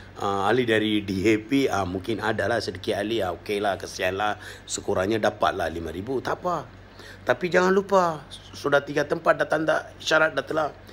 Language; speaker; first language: Malay; non-native, local second language; Tamil